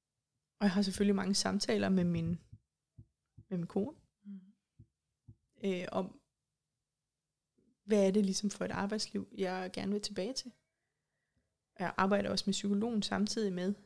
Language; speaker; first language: Danish; native; Danish